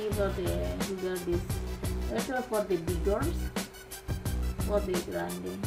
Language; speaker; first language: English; non-native, learner; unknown